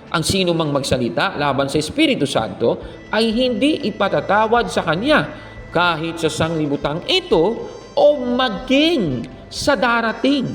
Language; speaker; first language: Filipino; native; Filipino